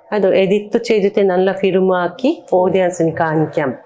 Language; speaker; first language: Malayalam; non-native, learner; Japanese